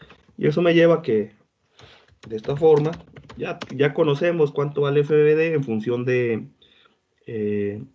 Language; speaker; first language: Spanish; native; Spanish